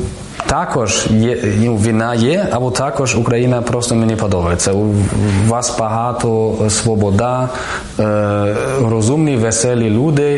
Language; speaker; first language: Ukrainian; non-native, learner; German